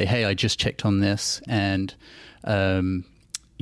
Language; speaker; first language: English; native; English